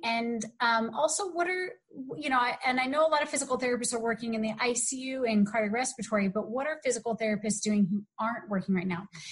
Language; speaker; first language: English; native; English